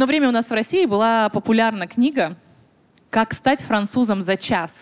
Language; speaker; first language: Russian; native; Russian